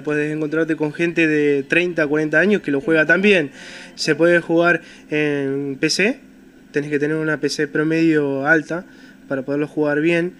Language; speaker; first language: Spanish; native; Spanish